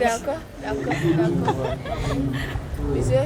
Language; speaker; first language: French; non-native, fluent; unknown